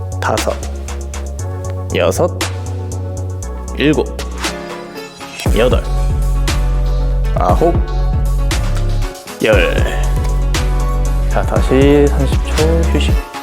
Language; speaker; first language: Korean; native; Korean